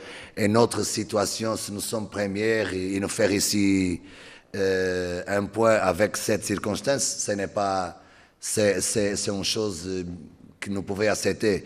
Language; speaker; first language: French; non-native, learner; Portuguese